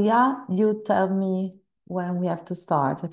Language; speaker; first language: English; non-native, learner; Italian